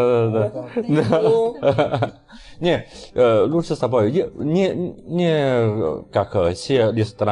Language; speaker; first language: Russian; non-native, learner; Chinese